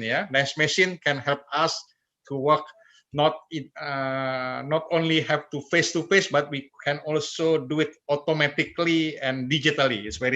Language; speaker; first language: English; non-native, fluent; Indonesian